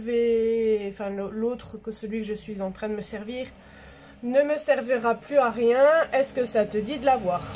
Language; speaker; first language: French; native; French